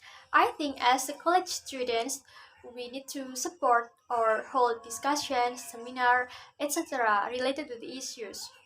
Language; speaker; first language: English; non-native, learner; Indonesian